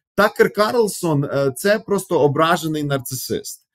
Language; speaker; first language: Ukrainian; native; Ukrainian